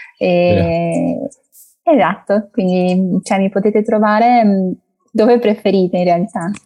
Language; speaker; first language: Italian; non-native, fluent; Portuguese